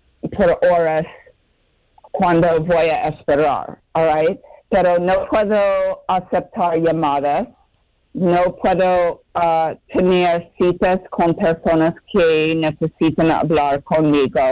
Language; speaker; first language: Spanish; non-native, learner; English